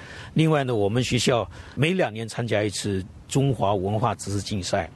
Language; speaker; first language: Chinese; native; Chinese